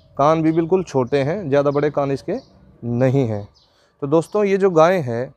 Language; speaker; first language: Hindi; native; Hindi